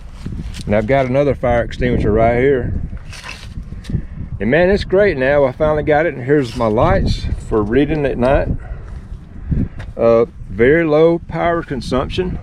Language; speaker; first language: English; native; English